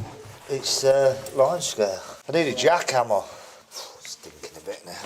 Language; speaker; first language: English; native; English